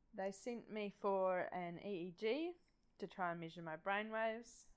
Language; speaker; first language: English; native; English